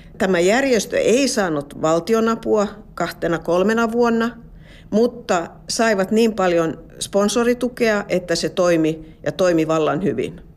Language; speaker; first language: Finnish; non-native, local second language; Swedish